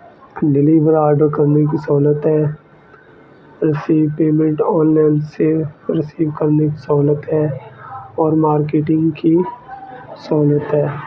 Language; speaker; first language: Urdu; non-native, local second language; Punjabi